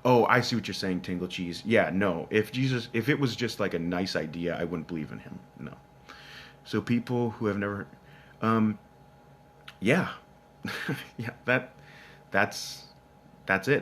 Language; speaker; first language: English; native; English